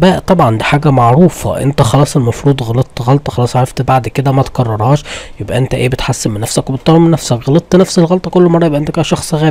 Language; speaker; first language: Arabic; native; Arabic